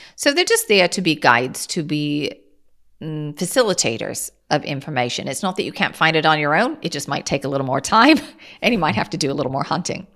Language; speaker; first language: English; native; English